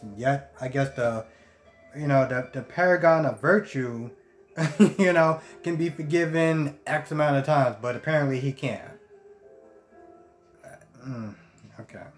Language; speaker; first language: English; native; English